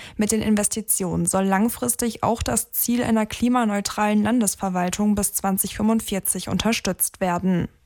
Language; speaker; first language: German; native; German